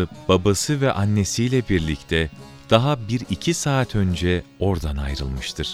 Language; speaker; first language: Turkish; native; Turkish